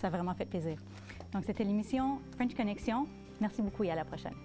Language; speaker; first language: French; native; French